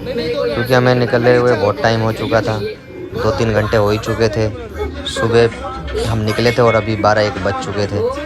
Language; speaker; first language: Hindi; native; Hindi